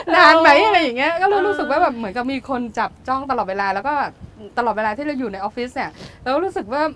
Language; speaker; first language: Thai; native; Thai